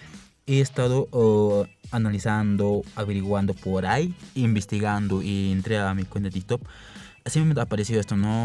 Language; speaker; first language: Spanish; non-native, local second language; Quechua